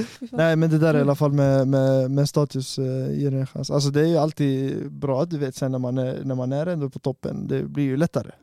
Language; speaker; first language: Swedish; early bilingual, other home language; Arabic